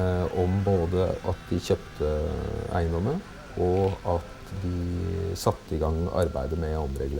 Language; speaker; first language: Norwegian; native; Norwegian